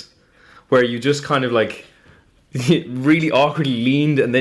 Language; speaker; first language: English; native; English